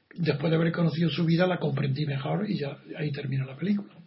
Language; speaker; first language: Spanish; native; Spanish